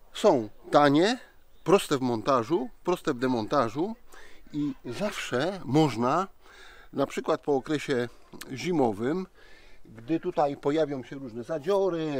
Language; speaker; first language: Polish; native; Polish